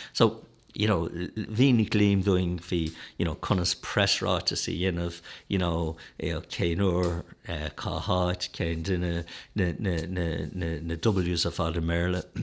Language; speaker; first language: Irish; native; Irish